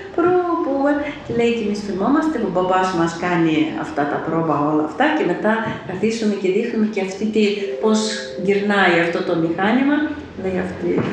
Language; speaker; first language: Greek; non-native, fluent; Ukrainian